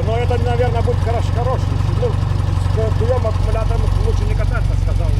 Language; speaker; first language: Russian; non-native, learner; Lithuanian